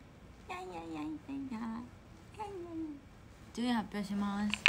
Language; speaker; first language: Japanese; non-native, fluent; Korean